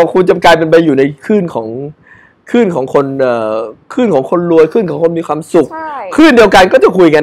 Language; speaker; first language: Thai; native; Thai